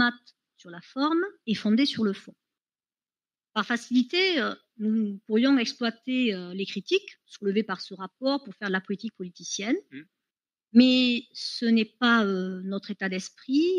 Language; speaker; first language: French; native; French